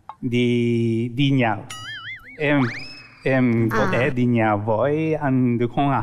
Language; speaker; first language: Vietnamese; non-native, learner; Japanese